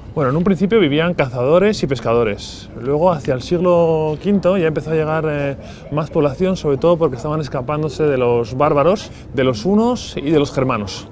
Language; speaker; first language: Spanish; native; Spanish